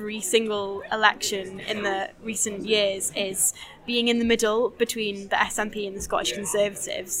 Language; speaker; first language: English; native; English